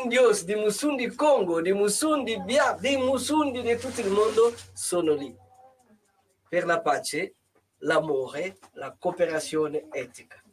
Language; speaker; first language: Italian; non-native, fluent; French